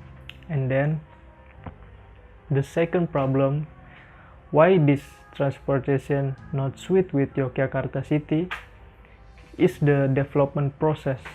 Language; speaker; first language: English; non-native, learner; Indonesian